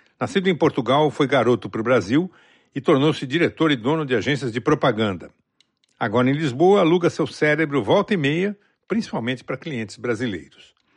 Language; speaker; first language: Portuguese; native; Portuguese